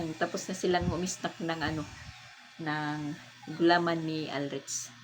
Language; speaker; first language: Filipino; non-native, local second language; Waray